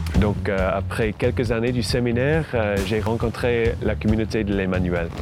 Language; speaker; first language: French; non-native, fluent; English